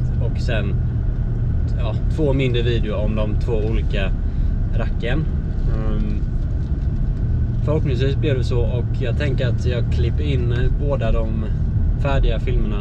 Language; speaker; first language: Swedish; native; Swedish